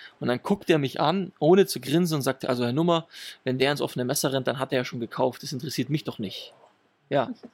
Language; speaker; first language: German; early bilingual, other home language; Italian